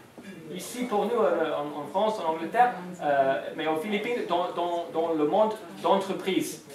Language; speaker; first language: French; non-native, fluent; English